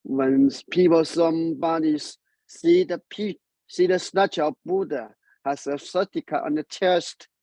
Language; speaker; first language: English; non-native, learner; Chinese